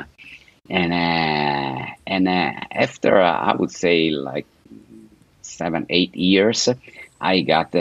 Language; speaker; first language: English; non-native, fluent; Italian